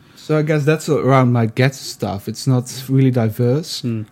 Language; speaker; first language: English; non-native, fluent; Dutch